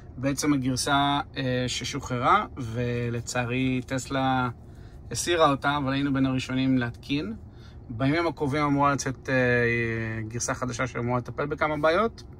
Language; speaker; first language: Hebrew; native; Hebrew